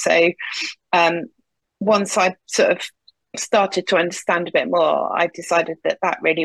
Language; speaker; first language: English; native; English